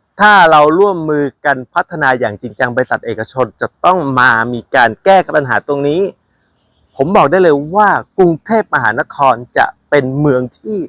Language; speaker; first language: Thai; native; Thai